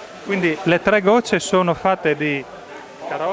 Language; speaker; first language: Italian; native; Italian